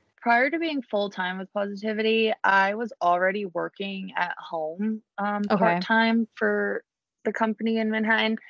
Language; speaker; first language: English; native; English